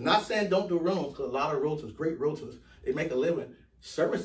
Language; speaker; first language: English; native; English